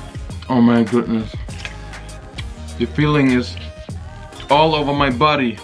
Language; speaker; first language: English; non-native, learner; Bosnian